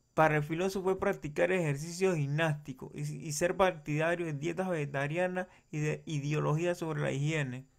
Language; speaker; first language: Spanish; native; Spanish